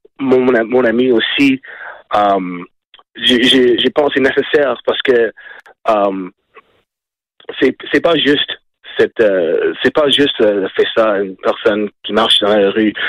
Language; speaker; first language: French; non-native, learner; English